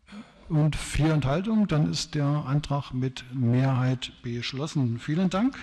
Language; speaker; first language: German; native; German